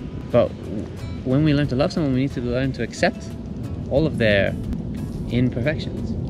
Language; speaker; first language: English; native; English